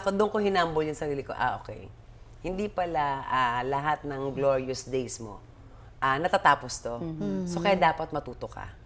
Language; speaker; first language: Filipino; native; Filipino